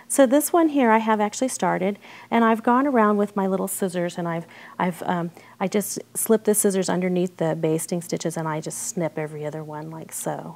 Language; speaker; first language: English; native; English